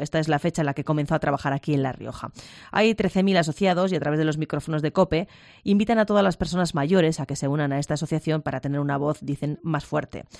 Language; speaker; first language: Spanish; native; Spanish